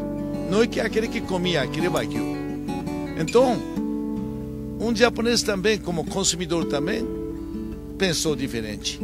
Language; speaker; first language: Portuguese; non-native, learner; Japanese